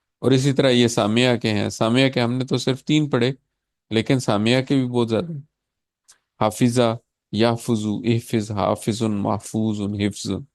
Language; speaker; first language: Urdu; native; Urdu